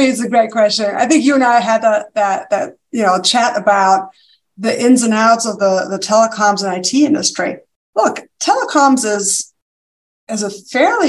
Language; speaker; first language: English; non-native, fluent; German